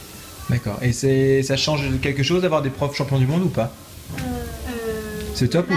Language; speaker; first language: French; native; French